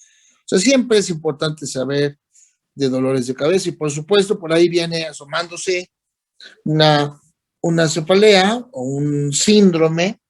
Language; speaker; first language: Spanish; native; Spanish